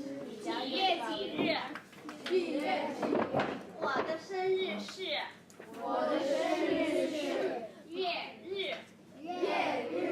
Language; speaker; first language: Chinese; non-native, learner; English